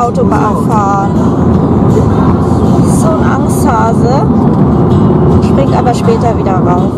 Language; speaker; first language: German; native; German